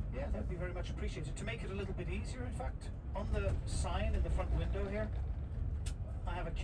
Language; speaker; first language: English; non-native, fluent; Icelandic